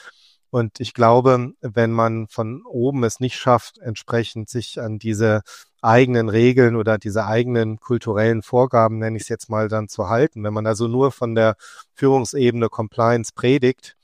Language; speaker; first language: German; native; German